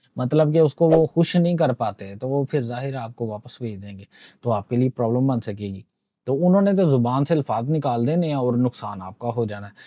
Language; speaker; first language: Urdu; non-native, local second language; Punjabi